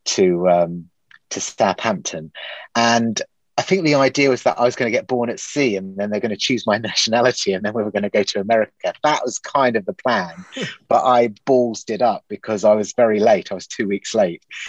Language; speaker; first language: English; native; English